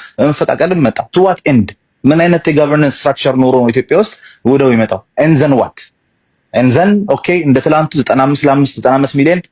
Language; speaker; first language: Amharic; non-native, local second language; Tigrinya